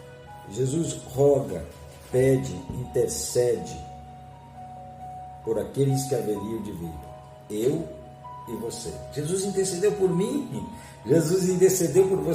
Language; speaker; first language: Portuguese; native; Portuguese